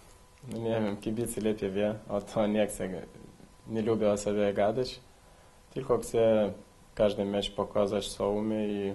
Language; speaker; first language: Polish; non-native, learner; Lithuanian